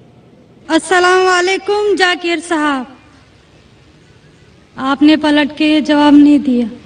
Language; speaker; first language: Hindi; non-native, local second language; Marathi